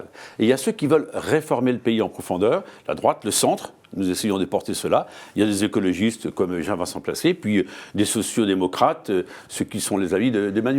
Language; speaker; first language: French; native; French